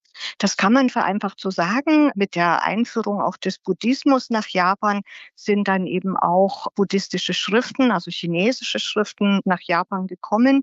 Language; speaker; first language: German; native; German